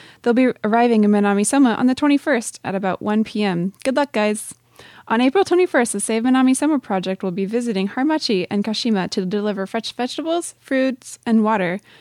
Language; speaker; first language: English; native; English